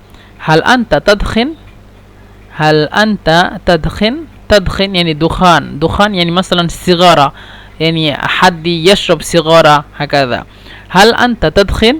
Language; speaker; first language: Arabic; non-native, fluent; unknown